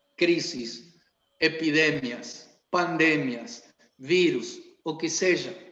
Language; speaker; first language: Portuguese; non-native, learner; Spanish